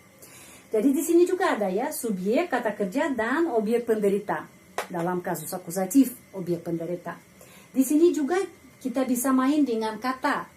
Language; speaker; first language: Indonesian; non-native, fluent; Russian